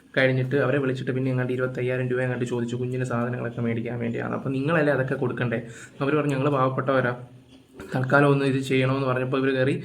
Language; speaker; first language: Malayalam; native; Malayalam